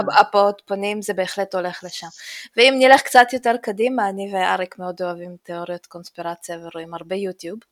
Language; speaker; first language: Hebrew; early bilingual, other home language; Russian